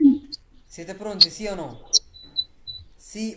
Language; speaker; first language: Italian; non-native, fluent; Bangla